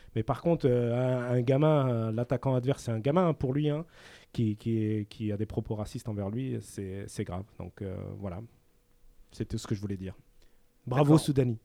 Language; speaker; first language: French; native; French